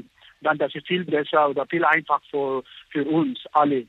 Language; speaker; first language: German; non-native, learner; Nepali